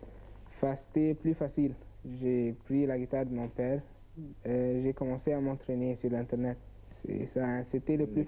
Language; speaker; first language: French; non-native, learner; Arabic